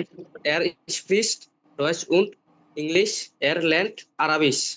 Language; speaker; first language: German; non-native, learner; Bangla